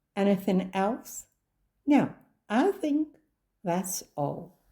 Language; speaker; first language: English; non-native, fluent; Ukrainian